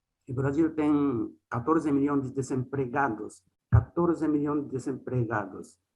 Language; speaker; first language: Portuguese; non-native, fluent; Japanese